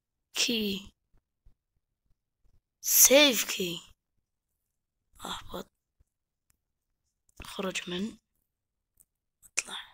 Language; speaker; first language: Arabic; native; Arabic